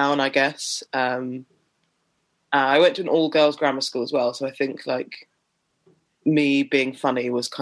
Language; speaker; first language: English; native; English